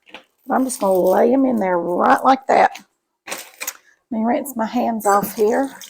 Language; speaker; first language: English; native; English